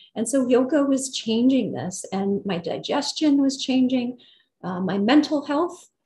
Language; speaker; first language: English; native; English